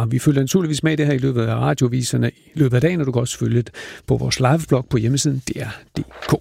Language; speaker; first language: Danish; native; Danish